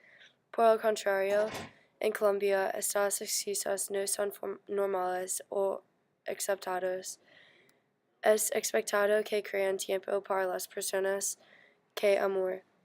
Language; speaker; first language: Spanish; non-native, learner; English